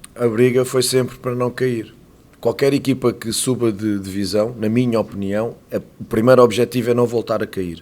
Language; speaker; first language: Portuguese; native; Portuguese